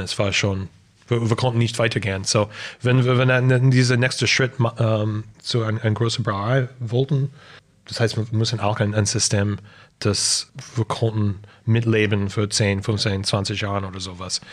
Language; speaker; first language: German; non-native, fluent; English